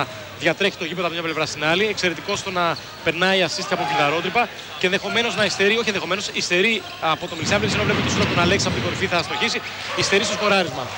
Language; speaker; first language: Greek; native; Greek